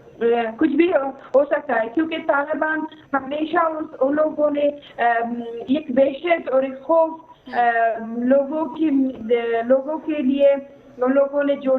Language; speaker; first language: Hindi; non-native, fluent; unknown